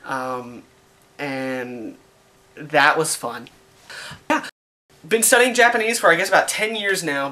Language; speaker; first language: English; native; English